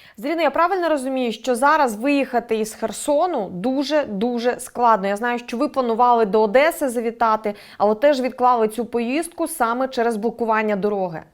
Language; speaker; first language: Ukrainian; native; Ukrainian